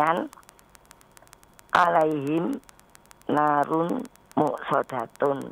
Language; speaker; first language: Arabic; non-native, learner; Indonesian